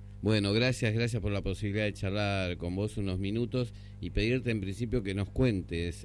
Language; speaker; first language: Spanish; native; Spanish